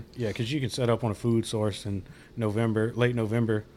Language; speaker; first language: English; native; English